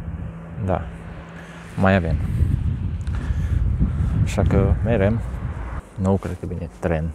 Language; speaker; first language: Romanian; non-native, local second language; Hungarian